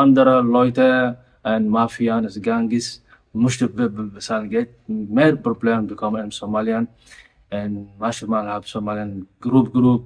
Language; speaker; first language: German; non-native, learner; Somali